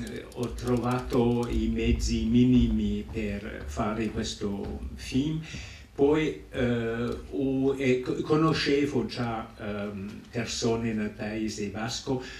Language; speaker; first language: Italian; non-native, fluent; English